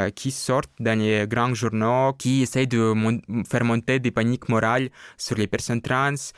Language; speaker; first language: French; non-native, fluent; Russian